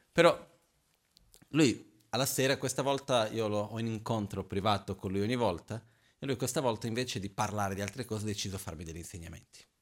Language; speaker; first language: Italian; non-native, fluent; Portuguese